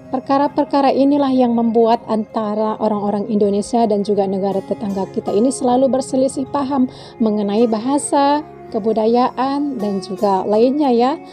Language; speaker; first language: Indonesian; native; Indonesian